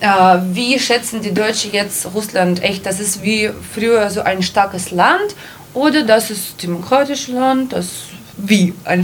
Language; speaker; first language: German; non-native, learner; Russian